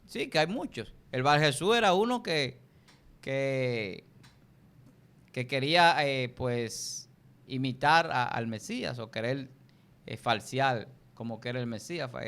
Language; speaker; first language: Spanish; native; Spanish